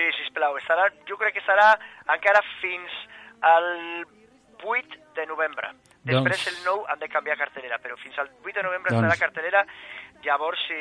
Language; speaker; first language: Catalan; non-native, fluent; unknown